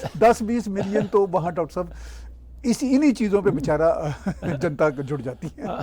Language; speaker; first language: Urdu; non-native, local second language; Punjabi